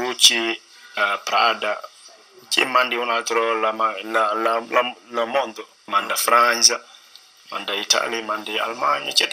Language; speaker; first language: Italian; non-native, learner; Chinese